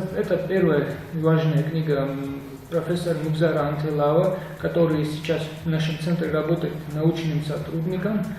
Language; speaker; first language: Russian; non-native, local second language; Georgian